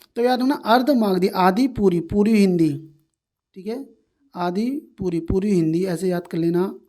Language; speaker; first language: Hindi; native; Hindi